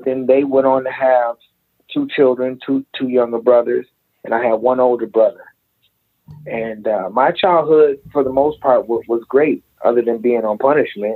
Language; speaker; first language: English; native; English